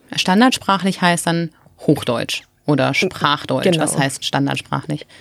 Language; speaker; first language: German; native; German